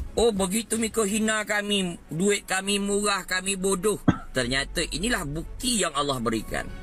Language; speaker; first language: Malay; native; Malay